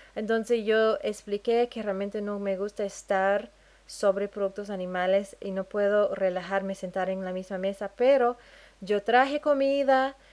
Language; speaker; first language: Spanish; non-native, fluent; English